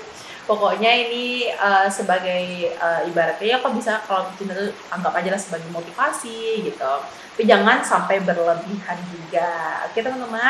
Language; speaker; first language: Indonesian; native; Indonesian